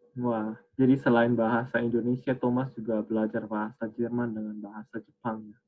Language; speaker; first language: Indonesian; native; Indonesian